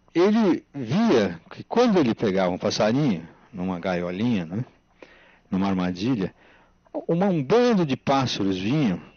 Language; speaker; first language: Portuguese; native; Portuguese